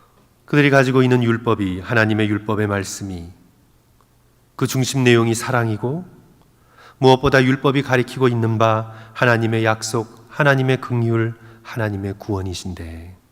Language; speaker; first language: Korean; native; Korean